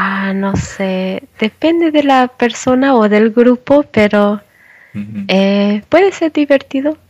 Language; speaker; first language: Spanish; non-native, learner; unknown